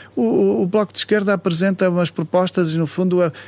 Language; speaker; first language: Portuguese; native; Portuguese